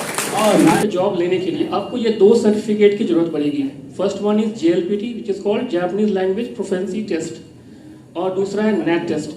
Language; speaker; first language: Hindi; native; Hindi